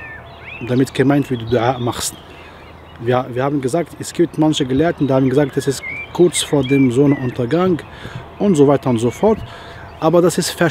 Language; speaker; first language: German; non-native, fluent; Arabic